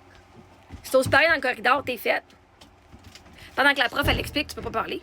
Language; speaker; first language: French; native; French